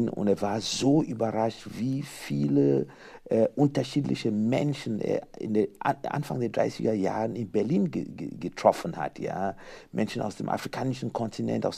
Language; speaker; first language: German; non-native, fluent; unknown